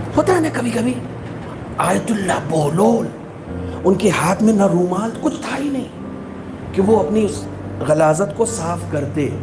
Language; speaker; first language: Urdu; native; Urdu